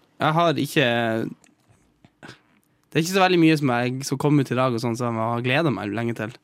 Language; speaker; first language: Norwegian; native; Norwegian